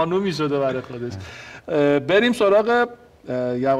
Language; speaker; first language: Persian; native; Persian